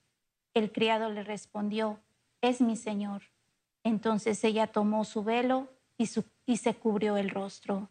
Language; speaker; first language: Spanish; native; Spanish